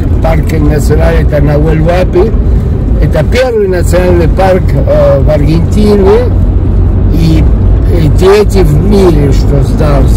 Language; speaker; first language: Russian; early bilingual, heritage; Spanish